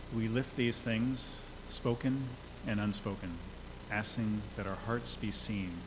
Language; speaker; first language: English; native; English